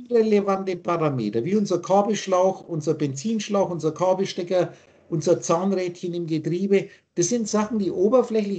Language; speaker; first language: German; native; German